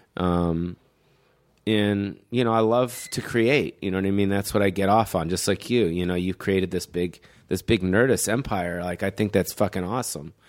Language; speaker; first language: English; native; English